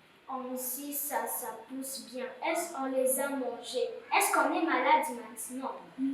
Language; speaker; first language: French; non-native, learner; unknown